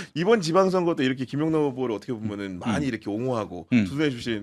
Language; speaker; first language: Korean; native; Korean